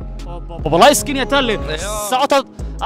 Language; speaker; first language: Finnish; early bilingual, other home language; Arabic